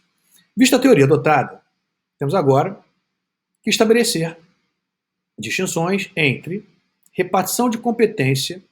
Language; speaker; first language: Portuguese; native; Portuguese